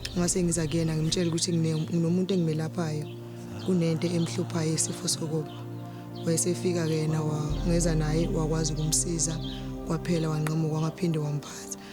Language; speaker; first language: Zulu; native; Zulu